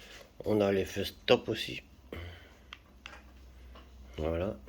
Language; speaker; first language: French; native; French